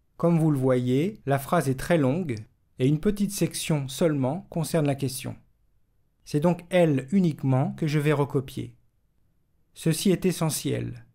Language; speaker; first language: French; native; French